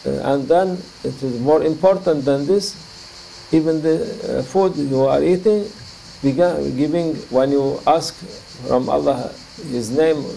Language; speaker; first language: English; non-native, learner; Turkish